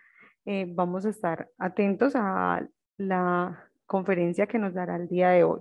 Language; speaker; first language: Spanish; native; Spanish